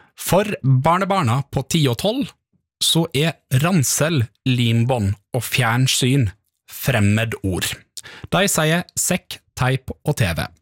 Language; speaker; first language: Norwegian; native; Norwegian